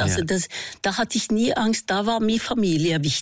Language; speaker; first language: German; non-native, fluent; Norwegian